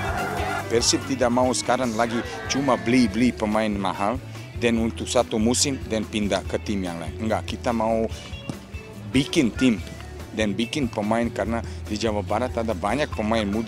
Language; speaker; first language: Indonesian; non-native, fluent; Serbian